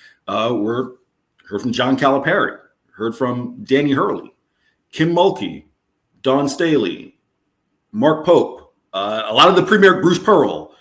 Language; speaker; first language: English; native; English